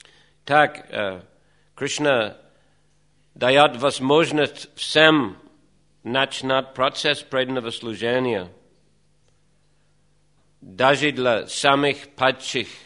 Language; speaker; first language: Russian; non-native, fluent; English